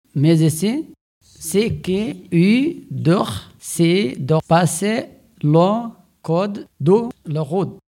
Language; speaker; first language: French; non-native, learner; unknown